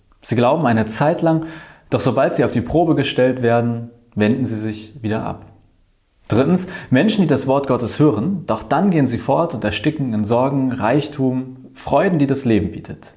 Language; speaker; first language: German; native; German